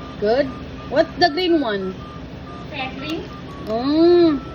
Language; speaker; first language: English; non-native, local second language; Filipino